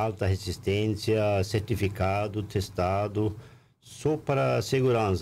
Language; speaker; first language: Portuguese; non-native, learner; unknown